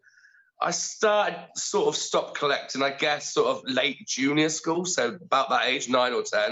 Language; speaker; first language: English; native; English